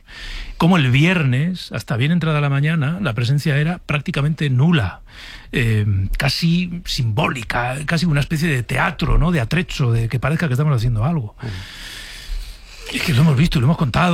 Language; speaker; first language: Spanish; native; Spanish